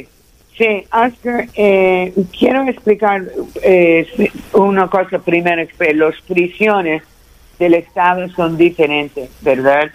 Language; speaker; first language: Spanish; early bilingual, heritage; Spanish